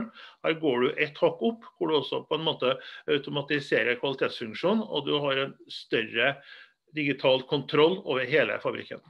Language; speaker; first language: Norwegian; native; Norwegian